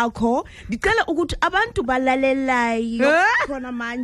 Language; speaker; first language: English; non-native, local second language; Zulu